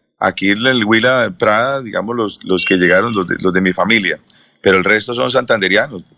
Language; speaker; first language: Spanish; native; Spanish